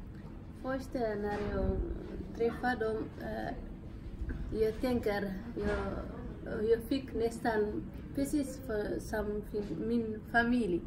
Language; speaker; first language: Swedish; non-native, learner; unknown